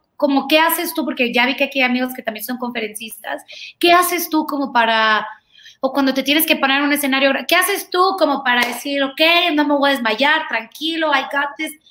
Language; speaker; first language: Spanish; native; Spanish